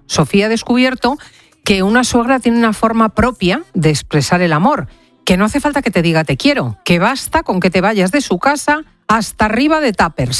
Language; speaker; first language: Spanish; native; Spanish